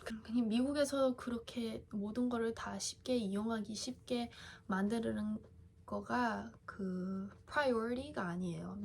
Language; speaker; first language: Korean; early bilingual, heritage; English